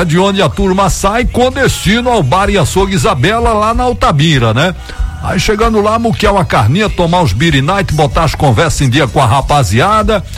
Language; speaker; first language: Portuguese; native; Portuguese